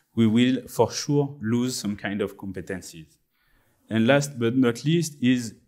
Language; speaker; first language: English; non-native, fluent; French